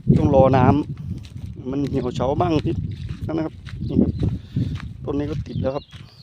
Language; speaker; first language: Thai; native; Thai